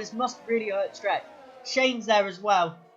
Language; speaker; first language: English; native; English